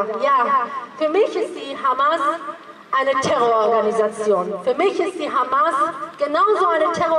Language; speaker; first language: German; early bilingual, other home language; Persian